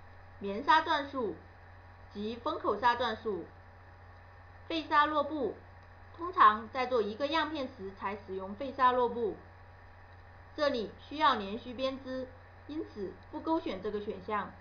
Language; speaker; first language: Chinese; native; Chinese